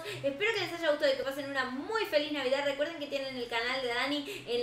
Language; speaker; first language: Spanish; native; Spanish